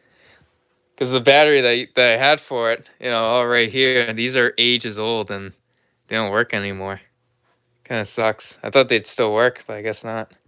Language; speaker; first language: English; native; English